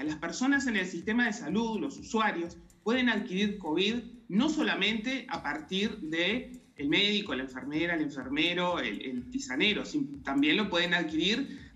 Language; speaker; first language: Spanish; native; Spanish